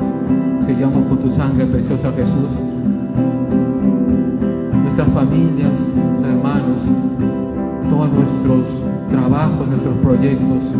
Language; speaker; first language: Spanish; native; Spanish